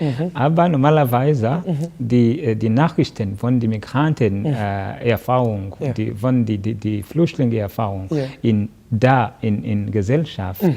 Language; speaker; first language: German; non-native, learner; Kinyarwanda